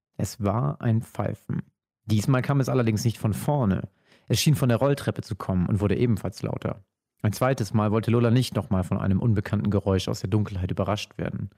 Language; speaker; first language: German; native; German